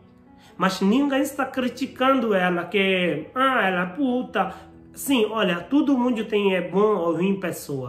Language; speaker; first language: Portuguese; non-native, learner; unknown